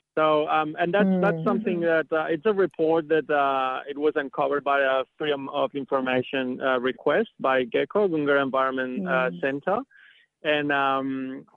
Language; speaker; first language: English; non-native, fluent; Catalan